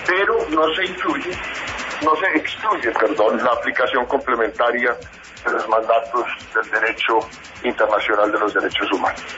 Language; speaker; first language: Spanish; native; Spanish